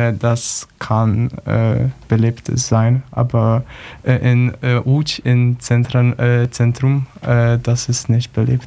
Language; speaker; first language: German; non-native, learner; Polish